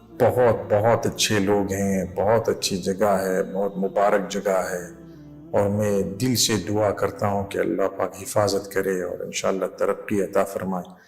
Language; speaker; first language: Urdu; non-native, fluent; English